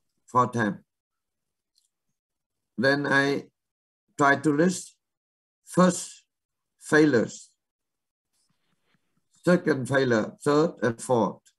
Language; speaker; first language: English; non-native, learner; Vietnamese